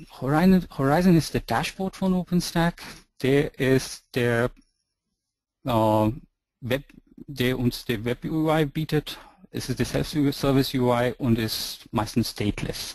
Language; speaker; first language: German; non-native, fluent; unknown